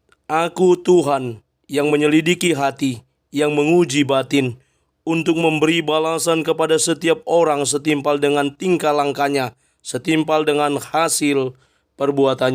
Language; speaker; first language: Indonesian; native; Indonesian